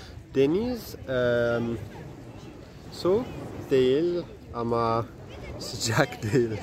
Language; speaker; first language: Turkish; non-native, learner; English